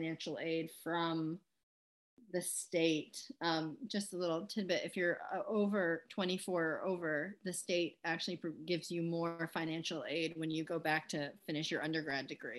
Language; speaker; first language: English; native; English